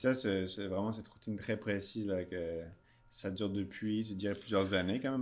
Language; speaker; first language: French; native; French